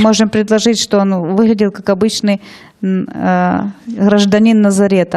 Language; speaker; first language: Russian; native; Russian